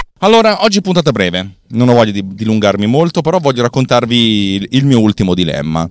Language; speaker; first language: Italian; native; Italian